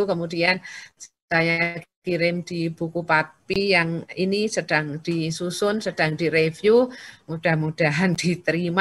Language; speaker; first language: Indonesian; native; Indonesian